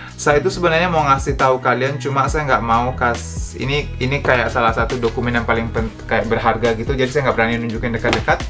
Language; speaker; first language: Indonesian; native; Indonesian